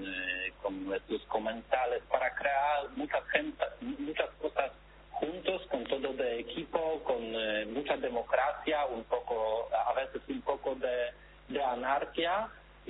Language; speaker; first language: Spanish; non-native, fluent; Polish